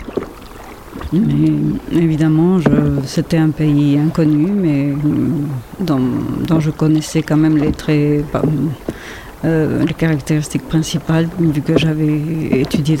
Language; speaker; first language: French; non-native, fluent; Spanish